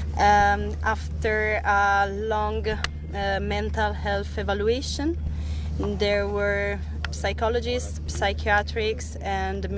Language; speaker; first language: English; non-native, fluent; Italian